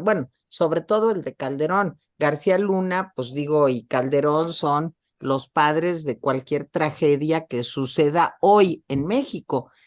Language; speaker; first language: Spanish; native; Spanish